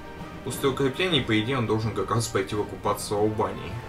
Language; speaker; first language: Russian; native; Russian